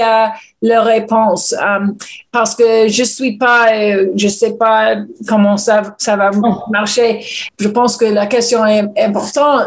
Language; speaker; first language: French; non-native, learner; English